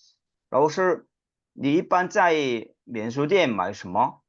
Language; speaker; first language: Chinese; non-native, fluent; Korean